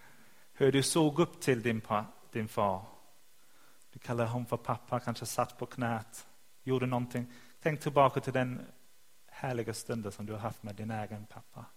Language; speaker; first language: Swedish; non-native, fluent; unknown